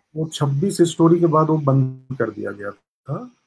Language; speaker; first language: Hindi; native; Hindi